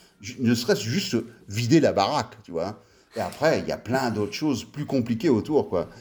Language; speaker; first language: French; early bilingual, other home language; Italian